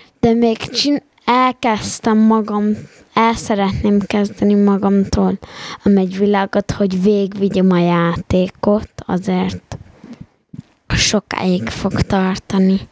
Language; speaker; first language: Hungarian; early bilingual, heritage; Hungarian